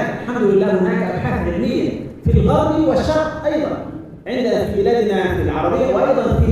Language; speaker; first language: Arabic; native; Arabic